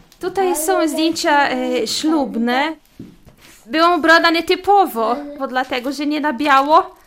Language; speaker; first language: Polish; non-native, fluent; Portuguese